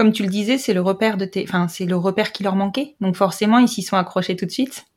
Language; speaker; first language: French; native; French